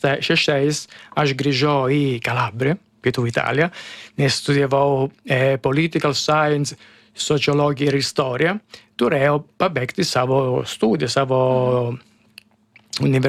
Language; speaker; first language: Lithuanian; non-native, learner; Italian